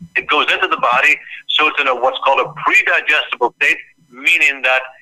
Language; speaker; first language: English; native; English